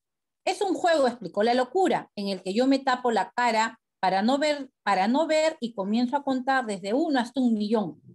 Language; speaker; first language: Spanish; native; Spanish